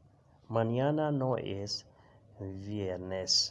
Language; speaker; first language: Spanish; non-native, fluent; Urdu